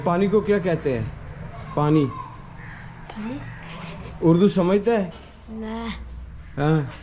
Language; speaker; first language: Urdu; non-native, local second language; Punjabi